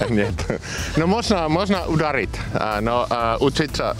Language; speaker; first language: Russian; non-native, learner; Finnish